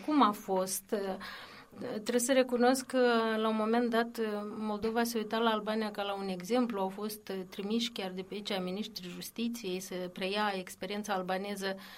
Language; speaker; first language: Romanian; native; Romanian